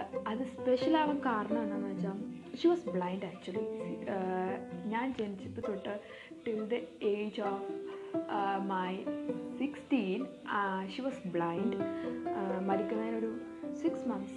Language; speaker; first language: English; non-native, local second language; Malayalam